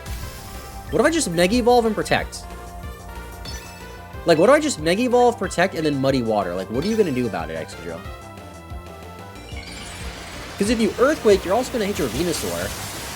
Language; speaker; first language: English; native; English